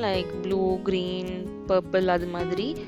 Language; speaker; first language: Tamil; native; Tamil